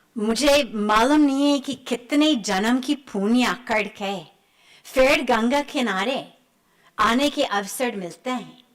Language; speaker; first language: Hindi; non-native, fluent; English